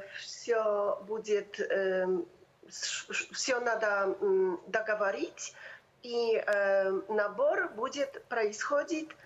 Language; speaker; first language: Russian; non-native, fluent; Polish